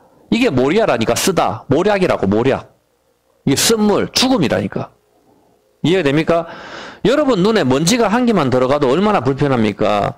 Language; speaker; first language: Korean; native; Korean